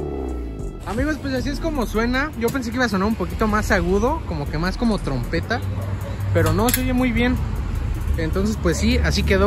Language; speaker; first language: Spanish; native; Spanish